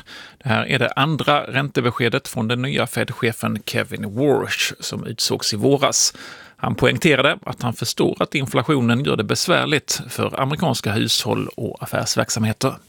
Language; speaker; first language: Swedish; native; Swedish